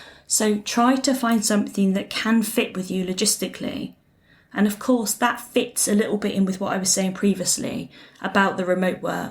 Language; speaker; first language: English; native; English